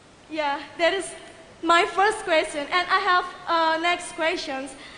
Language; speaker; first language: English; non-native, fluent; Indonesian